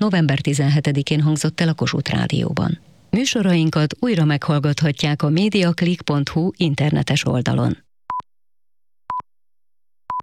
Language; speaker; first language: Hungarian; native; Hungarian